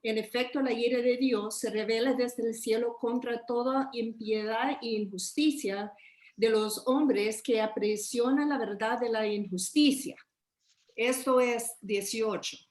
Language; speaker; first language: Spanish; early bilingual, heritage; English